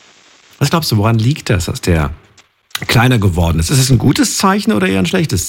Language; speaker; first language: German; native; German